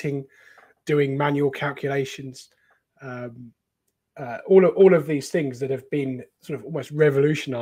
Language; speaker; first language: English; native; English